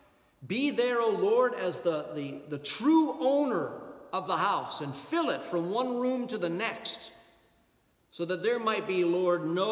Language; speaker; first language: English; native; English